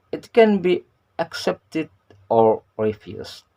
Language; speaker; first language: English; non-native, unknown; Indonesian